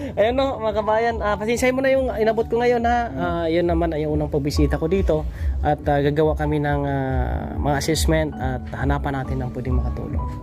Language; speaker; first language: Filipino; native; Filipino